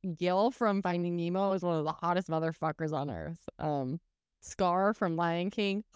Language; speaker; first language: English; native; English